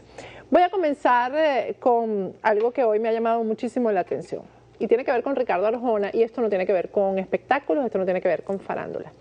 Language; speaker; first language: Spanish; native; Spanish